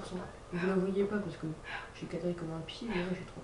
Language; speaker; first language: French; native; French